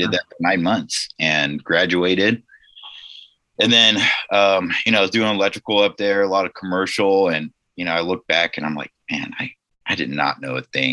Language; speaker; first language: English; native; English